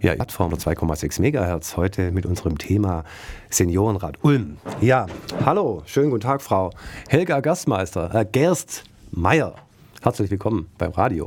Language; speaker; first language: German; native; German